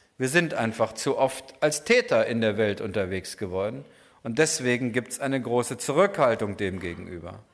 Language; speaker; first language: German; native; German